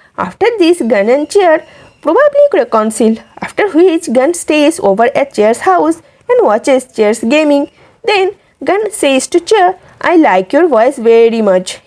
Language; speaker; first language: English; non-native, local second language; Hindi